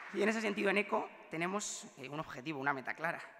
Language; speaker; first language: Spanish; native; Spanish